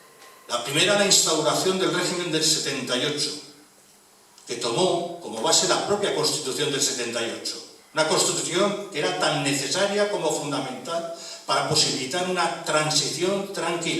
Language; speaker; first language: Spanish; native; Spanish